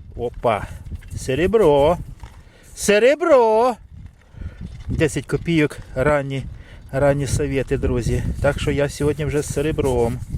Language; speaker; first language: Ukrainian; non-native, local second language; Russian